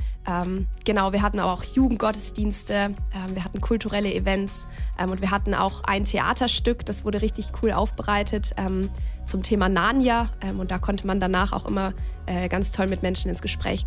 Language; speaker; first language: German; native; German